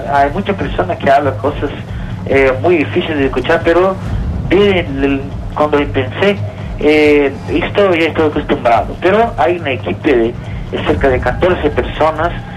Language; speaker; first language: Spanish; non-native, learner; Portuguese